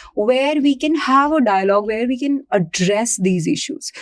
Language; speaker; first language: English; non-native, local second language; Punjabi